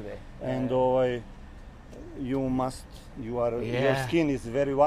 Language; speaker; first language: English; non-native, learner; Serbian